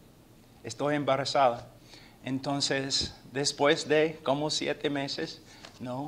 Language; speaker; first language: Spanish; non-native, fluent; English